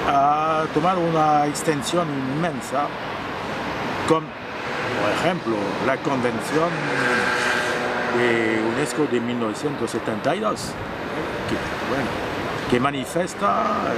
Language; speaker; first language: Spanish; non-native, fluent; French